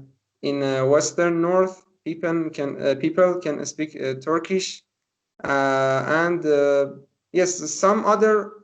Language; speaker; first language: English; non-native, learner; Persian